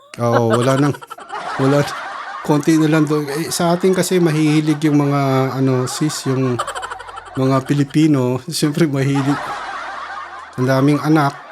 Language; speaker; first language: Filipino; early bilingual, heritage; Filipino